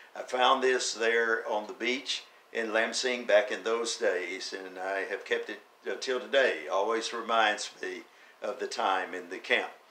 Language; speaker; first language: English; native; English